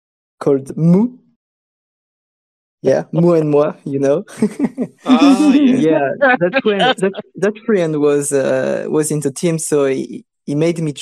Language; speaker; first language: English; non-native, fluent; French